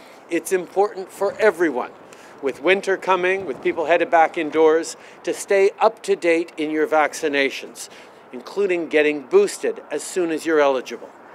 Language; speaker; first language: English; native; English